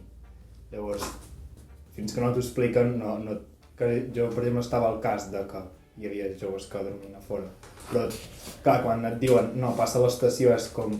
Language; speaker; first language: Catalan; native; Catalan